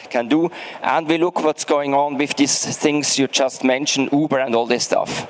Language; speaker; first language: English; non-native, fluent; German